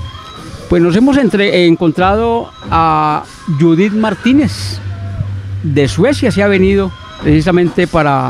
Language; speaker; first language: Spanish; native; Spanish